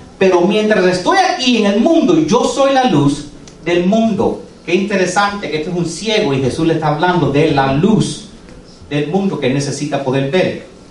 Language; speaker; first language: Spanish; early bilingual, heritage; English